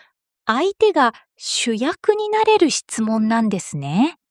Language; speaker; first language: Japanese; non-native, fluent; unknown